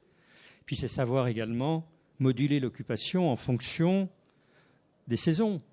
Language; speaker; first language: French; native; French